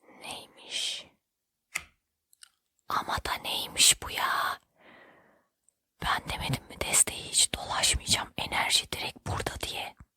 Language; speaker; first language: Turkish; native; Turkish